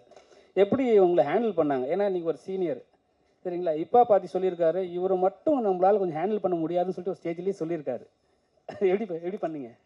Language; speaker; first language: Tamil; native; Tamil